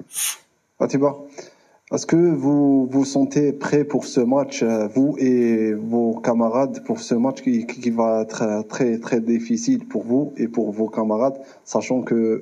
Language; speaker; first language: French; non-native, local second language; Arabic